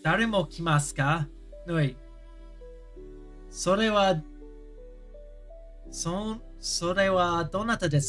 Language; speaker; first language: Japanese; non-native, learner; English